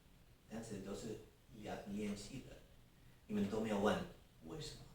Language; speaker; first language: Chinese; non-native, fluent; English